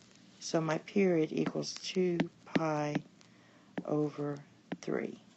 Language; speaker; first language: English; native; English